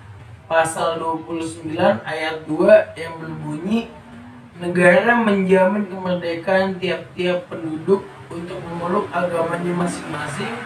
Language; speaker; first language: Indonesian; native; Indonesian